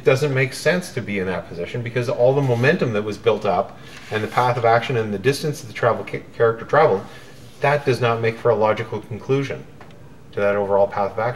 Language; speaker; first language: English; native; English